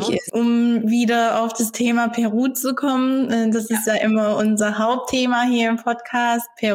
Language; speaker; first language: German; native; German